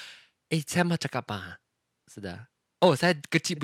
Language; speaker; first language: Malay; non-native, local second language; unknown